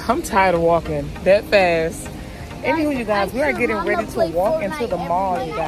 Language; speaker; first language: English; native; English